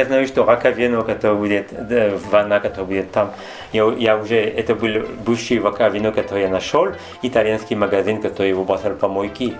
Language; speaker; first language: Russian; non-native, learner; French